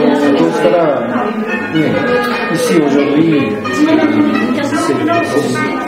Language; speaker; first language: French; non-native, learner; Japanese